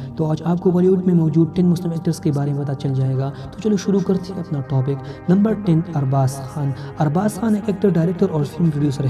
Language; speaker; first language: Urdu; non-native, local second language; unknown